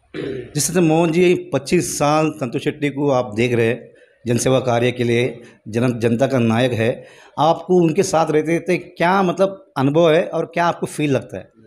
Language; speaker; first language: Hindi; non-native, local second language; Telugu